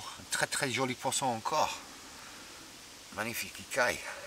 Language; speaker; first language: French; non-native, fluent; English